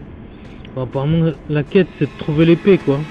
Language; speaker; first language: French; native; French